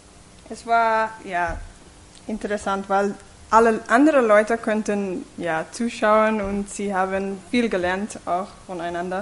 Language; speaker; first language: German; non-native, fluent; English